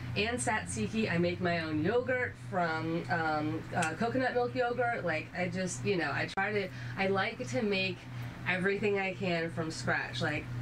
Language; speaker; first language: English; native; English